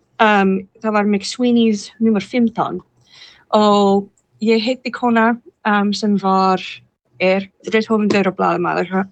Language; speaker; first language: Icelandic; non-native, fluent; English